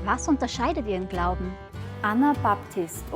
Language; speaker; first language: German; native; German